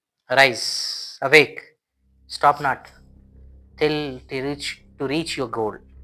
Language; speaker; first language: English; non-native, local second language; Telugu